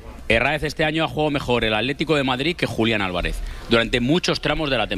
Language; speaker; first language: Spanish; native; Spanish